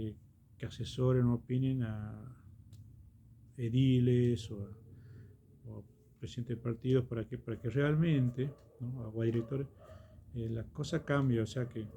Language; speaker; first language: Spanish; native; Spanish